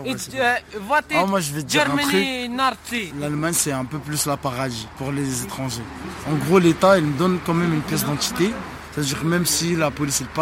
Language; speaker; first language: French; non-native, local second language; Arabic